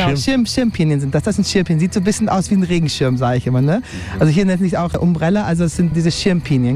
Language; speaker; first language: German; native; German